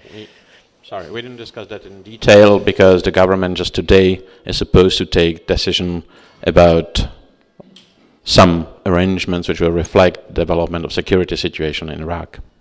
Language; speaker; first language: English; non-native, fluent; Czech